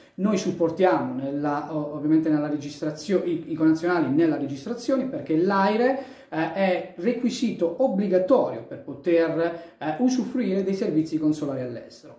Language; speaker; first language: Italian; native; Italian